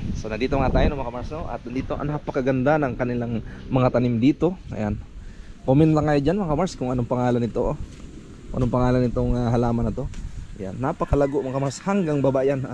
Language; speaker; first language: Filipino; non-native, local second language; Cebuano